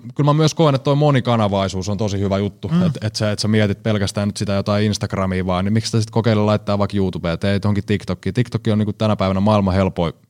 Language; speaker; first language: Finnish; native; Finnish